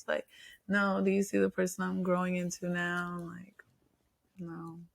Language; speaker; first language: English; native; English